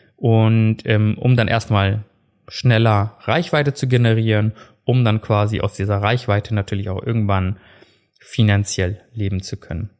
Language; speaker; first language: German; early bilingual, other home language; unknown